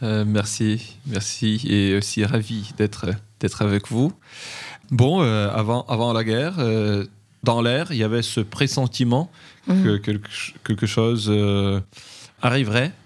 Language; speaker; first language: French; non-native, fluent; Ukrainian